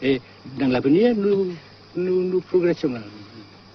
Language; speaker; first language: French; non-native, fluent; Vietnamese